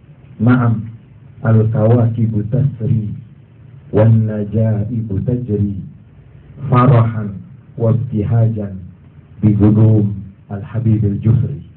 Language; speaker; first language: Arabic; non-native, fluent; Indonesian